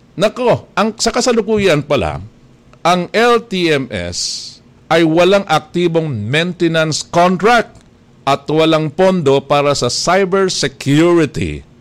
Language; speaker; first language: Filipino; native; Filipino